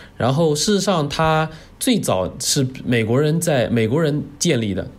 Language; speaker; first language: Chinese; native; Chinese